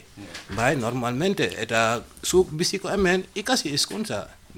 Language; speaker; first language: Basque; non-native, learner; Wolof